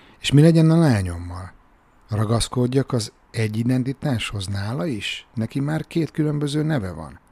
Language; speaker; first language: Hungarian; native; Hungarian